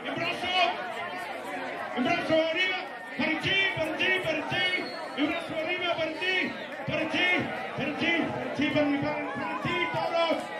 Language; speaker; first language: Spanish; non-native, learner; English